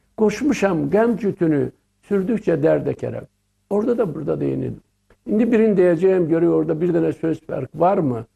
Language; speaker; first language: Azerbaijani; native; Azerbaijani